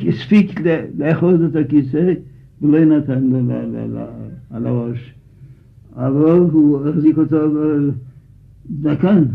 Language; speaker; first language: Hebrew; non-native, fluent; Yiddish